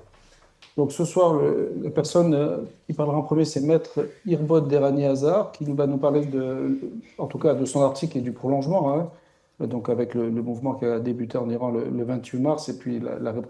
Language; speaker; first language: French; native; French